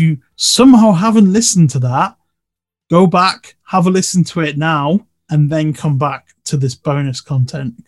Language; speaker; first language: English; native; English